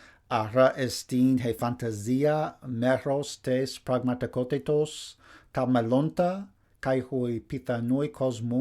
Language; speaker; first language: Greek; non-native, fluent; English